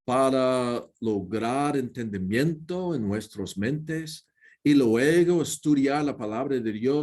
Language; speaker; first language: Spanish; non-native, learner; English